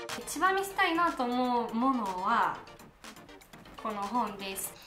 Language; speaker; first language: Japanese; non-native, learner; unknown